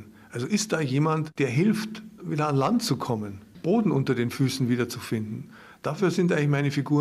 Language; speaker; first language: German; native; German